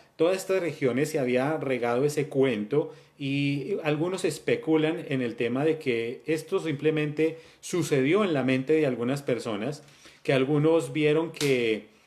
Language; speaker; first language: Spanish; native; Spanish